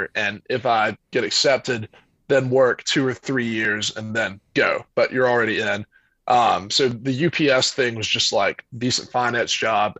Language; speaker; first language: English; native; English